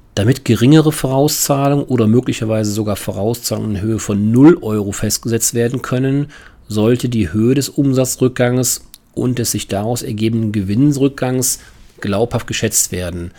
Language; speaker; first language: German; native; German